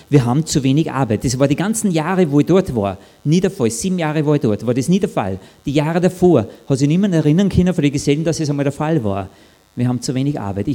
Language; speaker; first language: German; native; German